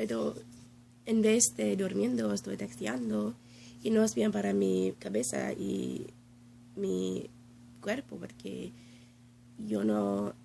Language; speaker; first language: Spanish; non-native, learner; English